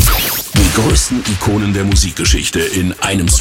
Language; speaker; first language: German; native; German